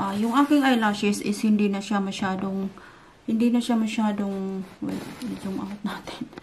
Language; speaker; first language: Filipino; non-native, local second language; Cebuano